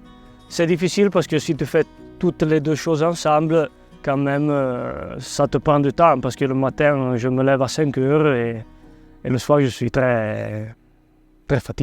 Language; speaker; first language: French; non-native, local second language; Italian